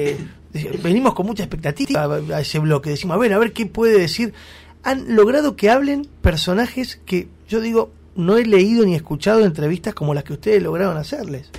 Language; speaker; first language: Spanish; native; Spanish